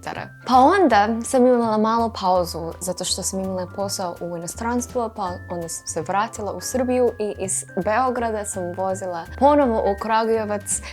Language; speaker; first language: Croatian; non-native, learner; English